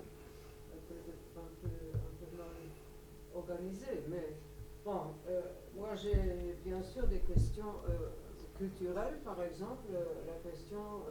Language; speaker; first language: French; non-native, local second language; Luxembourgish